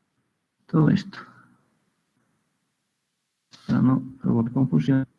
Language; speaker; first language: Spanish; native; Spanish